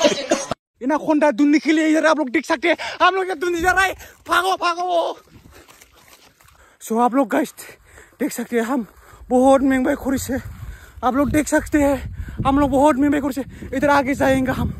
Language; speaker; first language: Hindi; non-native, local second language; Bodo